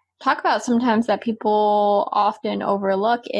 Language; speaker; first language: English; native; English